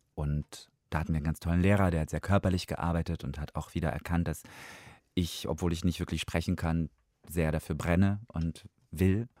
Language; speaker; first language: German; non-native, fluent; Russian